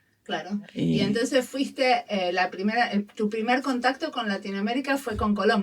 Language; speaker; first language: Spanish; native; Spanish